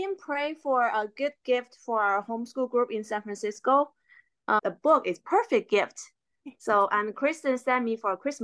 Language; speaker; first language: English; non-native, fluent; Chinese